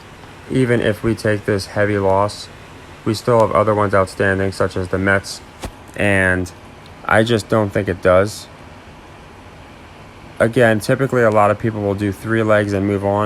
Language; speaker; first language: English; native; English